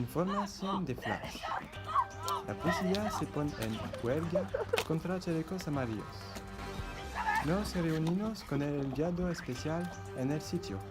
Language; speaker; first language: Spanish; non-native, learner; French